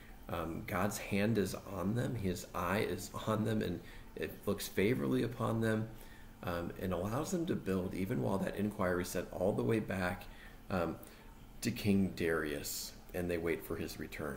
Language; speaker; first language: English; native; English